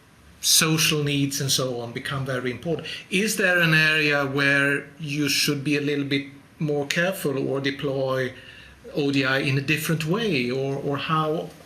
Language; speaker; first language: English; non-native, fluent; Swedish